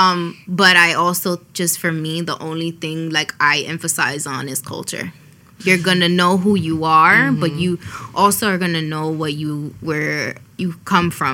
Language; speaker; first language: English; early bilingual, other home language; Spanish